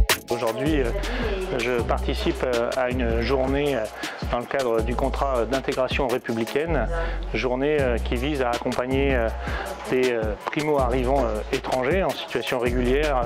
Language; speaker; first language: French; native; French